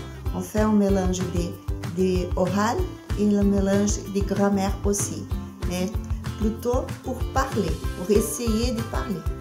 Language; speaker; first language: French; non-native, fluent; Portuguese